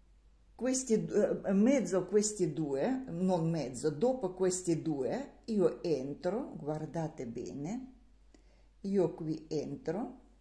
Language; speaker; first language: Italian; non-native, learner; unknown